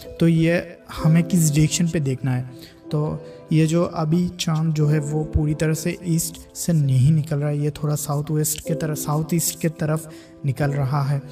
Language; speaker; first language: Hindi; native; Hindi